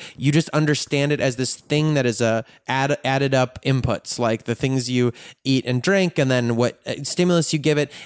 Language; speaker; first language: English; native; English